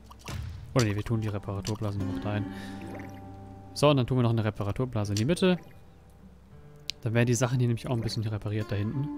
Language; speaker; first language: German; native; German